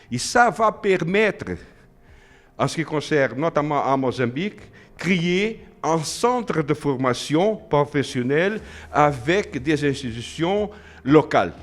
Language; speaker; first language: French; non-native, learner; Portuguese